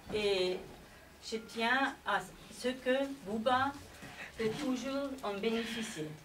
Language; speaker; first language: French; non-native, fluent; German